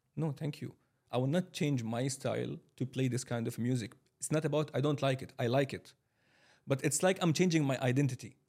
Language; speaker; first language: English; non-native, fluent; Arabic